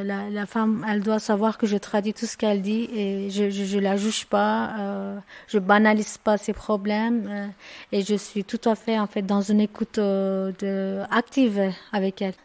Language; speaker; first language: French; non-native, fluent; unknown